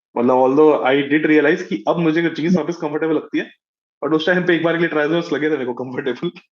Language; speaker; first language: Hindi; native; Hindi